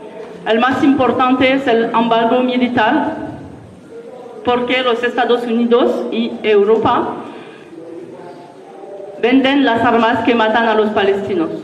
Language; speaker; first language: Spanish; non-native, learner; French